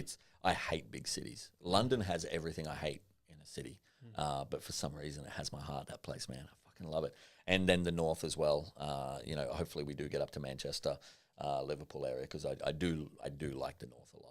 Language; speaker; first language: English; native; English